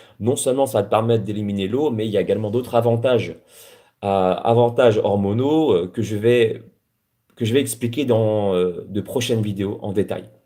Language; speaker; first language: French; native; French